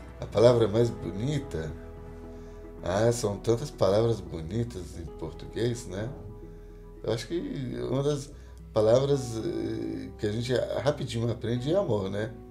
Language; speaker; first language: Portuguese; non-native, fluent; Persian